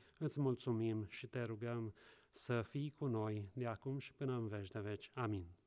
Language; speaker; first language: Romanian; non-native, local second language; Hungarian